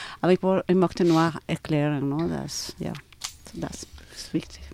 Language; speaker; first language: German; non-native, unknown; Spanish